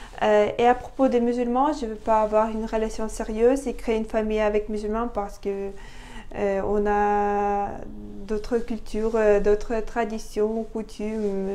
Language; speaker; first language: French; non-native, fluent; Russian